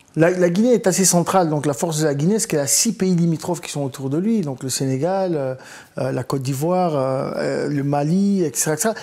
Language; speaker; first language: French; early bilingual, other home language; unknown